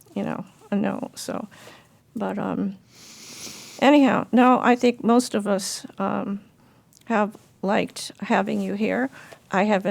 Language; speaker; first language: English; native; English